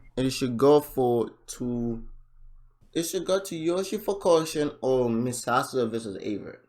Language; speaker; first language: English; native; English